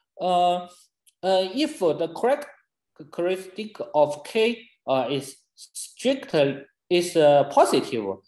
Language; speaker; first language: English; non-native, fluent; Chinese